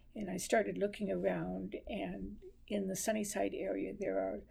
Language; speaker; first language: English; native; English